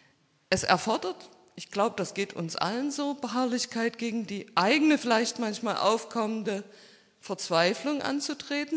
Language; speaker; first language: German; native; German